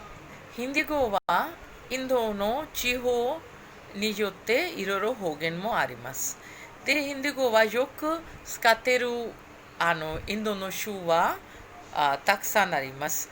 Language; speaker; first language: Japanese; non-native, fluent; Hindi